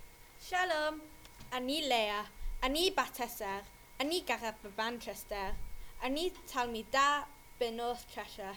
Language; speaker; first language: Hebrew; non-native, learner; English